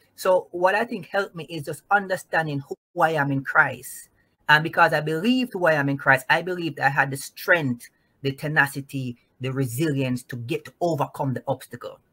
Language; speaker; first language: English; non-native, local second language; Jamaican Creole English